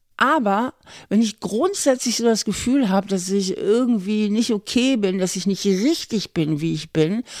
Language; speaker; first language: German; native; German